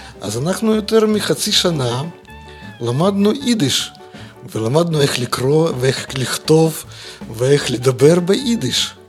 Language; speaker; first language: Hebrew; non-native, fluent; Russian